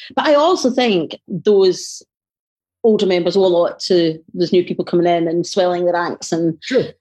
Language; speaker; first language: English; native; English